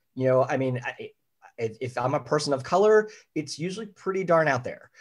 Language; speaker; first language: English; native; English